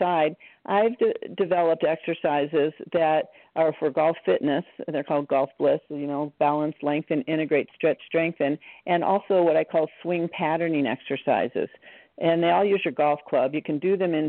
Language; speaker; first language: English; native; English